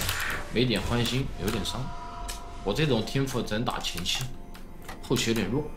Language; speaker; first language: Chinese; native; Chinese